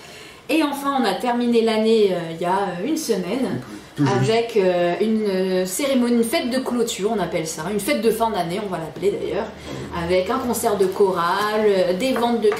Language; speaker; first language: French; native; French